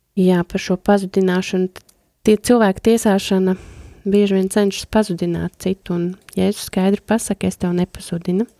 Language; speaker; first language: Latvian; native; Latvian